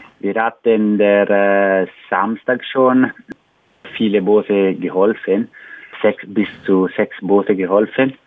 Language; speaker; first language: German; non-native, learner; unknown